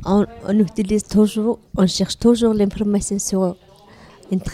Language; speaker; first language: French; non-native, learner; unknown